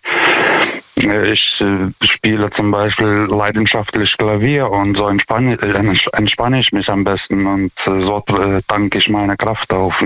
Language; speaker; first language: German; native; German